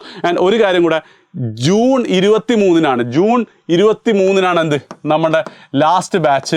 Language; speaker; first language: Malayalam; native; Malayalam